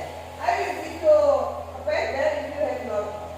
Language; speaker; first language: English; non-native, learner; Indonesian